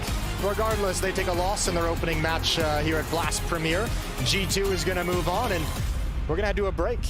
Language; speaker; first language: English; native; English